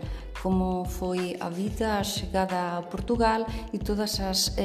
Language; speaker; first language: Portuguese; non-native, fluent; Spanish